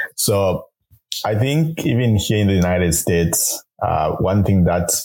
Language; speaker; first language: English; non-native, local second language; Bemba